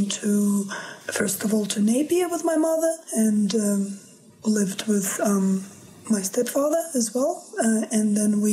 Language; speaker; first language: English; non-native, fluent; Russian